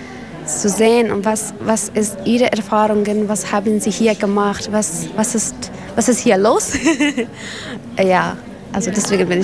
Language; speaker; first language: German; non-native, learner; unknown